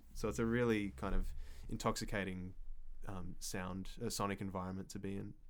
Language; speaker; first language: English; native; English